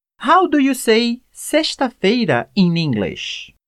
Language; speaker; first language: English; non-native, fluent; Portuguese